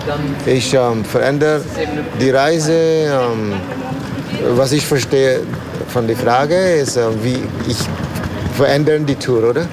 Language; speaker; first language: German; non-native, learner; Spanish